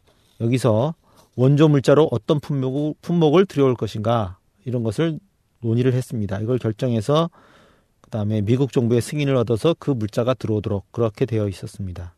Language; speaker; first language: Korean; native; Korean